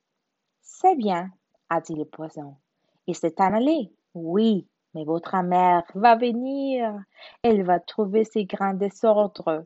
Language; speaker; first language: French; non-native, learner; Spanish